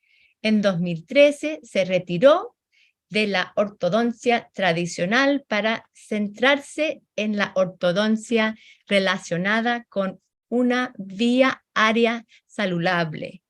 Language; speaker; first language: Spanish; non-native, fluent; English